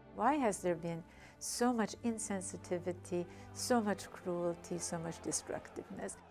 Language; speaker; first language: English; early bilingual, other home language; German